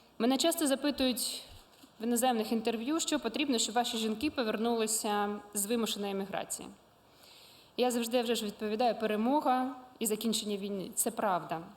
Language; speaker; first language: Ukrainian; non-native, local second language; Russian